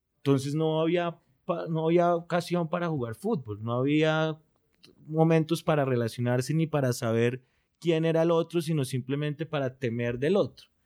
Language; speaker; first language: Spanish; native; Spanish